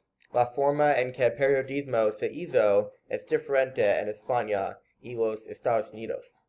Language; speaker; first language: Spanish; non-native, learner; English